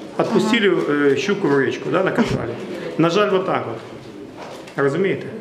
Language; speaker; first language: Ukrainian; native; Ukrainian